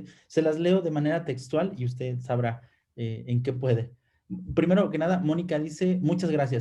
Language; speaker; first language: Spanish; native; Spanish